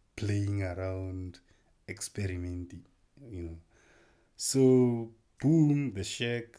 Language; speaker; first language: English; non-native, local second language; Tswana